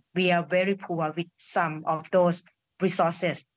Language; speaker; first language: English; non-native, fluent; Thai